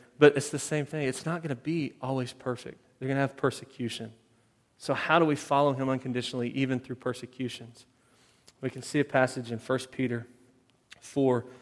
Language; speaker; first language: English; native; English